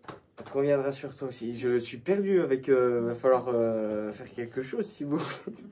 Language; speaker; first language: French; native; French